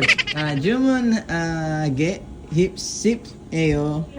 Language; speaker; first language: Korean; non-native, learner; Filipino